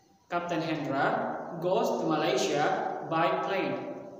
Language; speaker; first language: English; non-native, fluent; Indonesian